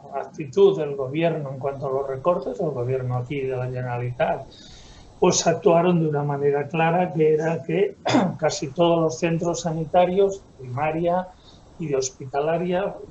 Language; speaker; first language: Spanish; native; Spanish